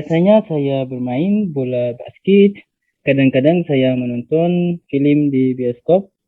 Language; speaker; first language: Indonesian; non-native, learner; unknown